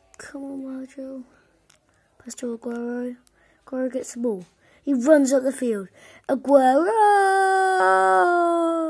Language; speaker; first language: English; native; English